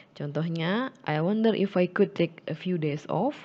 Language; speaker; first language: English; non-native, fluent; Indonesian